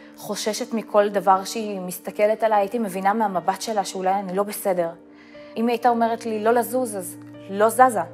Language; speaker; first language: Hebrew; early bilingual, other home language; Russian